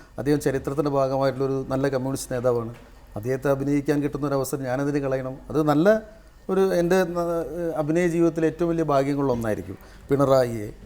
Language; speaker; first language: Malayalam; native; Malayalam